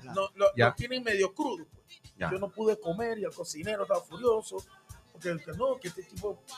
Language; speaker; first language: Spanish; non-native, local second language; English